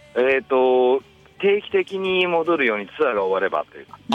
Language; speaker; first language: Japanese; native; Japanese